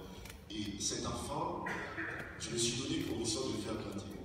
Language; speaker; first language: French; non-native, local second language; Haitian Creole